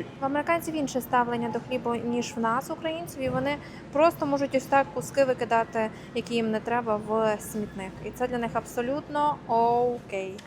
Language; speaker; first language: Ukrainian; native; Ukrainian